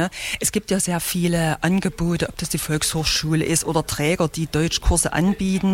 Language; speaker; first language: German; native; German